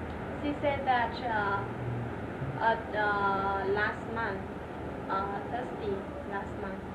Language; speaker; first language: English; non-native, learner; Vietnamese